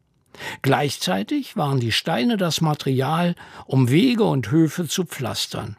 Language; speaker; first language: German; native; German